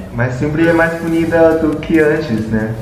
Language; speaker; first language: Portuguese; non-native, fluent; Chinese